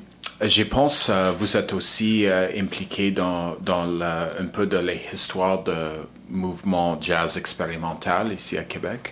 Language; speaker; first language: French; non-native, learner; English